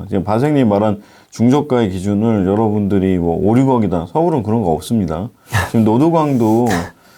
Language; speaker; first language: Korean; native; Korean